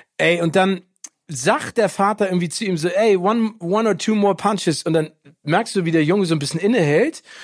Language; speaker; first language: German; early bilingual, other home language; English